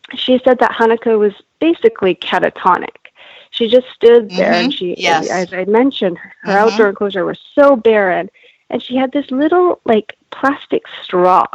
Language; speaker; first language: English; native; English